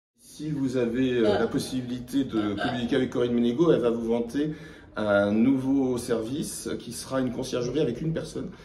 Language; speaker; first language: French; native; French